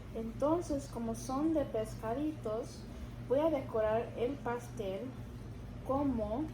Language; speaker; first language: Spanish; early bilingual, other home language; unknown